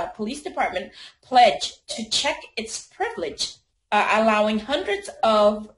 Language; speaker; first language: English; non-native, fluent; Khmer